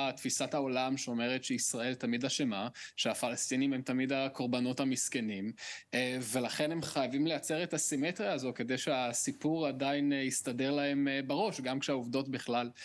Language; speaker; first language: Hebrew; early bilingual, heritage; English